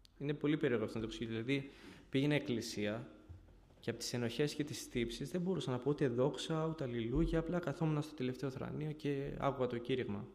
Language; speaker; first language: Greek; early bilingual, other home language; Bulgarian